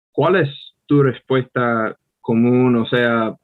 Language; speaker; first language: Spanish; non-native, fluent; English